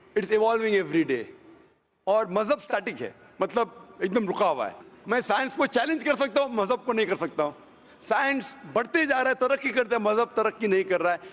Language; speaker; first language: Hindi; non-native, local second language; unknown